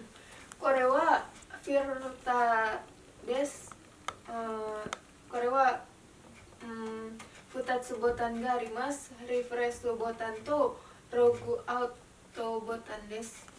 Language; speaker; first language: Japanese; non-native, learner; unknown